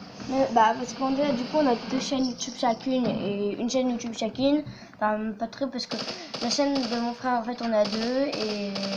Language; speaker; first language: French; native; French